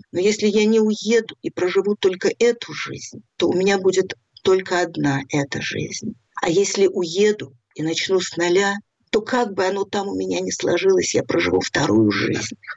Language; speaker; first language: Russian; native; Russian